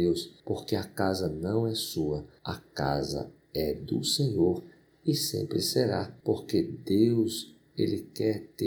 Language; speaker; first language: Portuguese; native; Portuguese